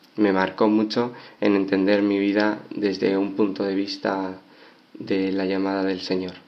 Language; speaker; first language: Spanish; native; Spanish